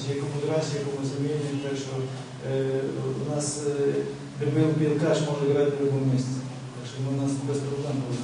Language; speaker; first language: Polish; non-native, learner; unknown